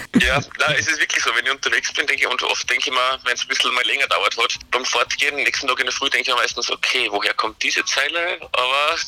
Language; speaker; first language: German; native; German